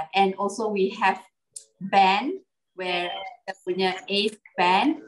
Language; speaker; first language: English; non-native, local second language; Malay